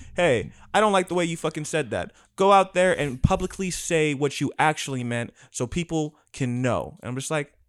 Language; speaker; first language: English; native; English